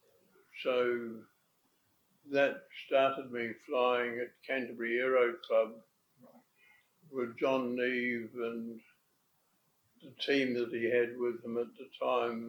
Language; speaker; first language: English; native; English